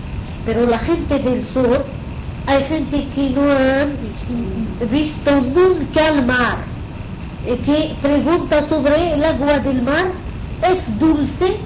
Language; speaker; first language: Spanish; non-native, fluent; Arabic